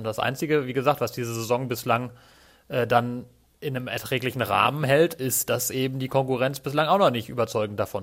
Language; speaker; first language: German; native; German